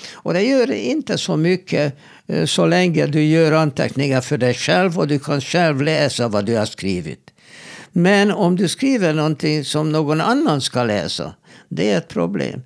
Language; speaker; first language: Swedish; non-native, fluent; Hungarian